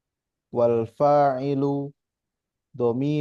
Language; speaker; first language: Arabic; non-native, learner; Indonesian